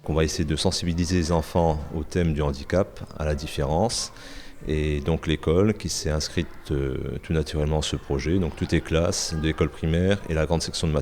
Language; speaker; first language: French; native; French